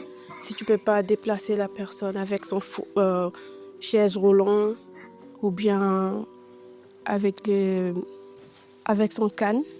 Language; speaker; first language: French; non-native, learner; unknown